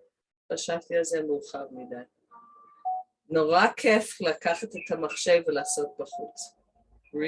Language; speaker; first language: Hebrew; non-native, fluent; English